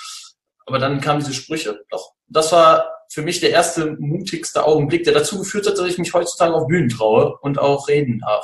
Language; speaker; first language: German; native; German